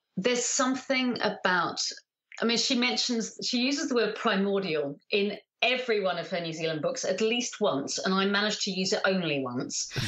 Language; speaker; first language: English; native; English